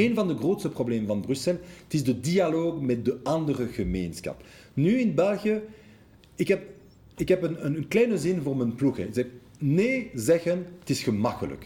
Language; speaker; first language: Dutch; non-native, local second language; French